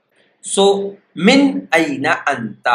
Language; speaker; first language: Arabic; non-native, fluent; Urdu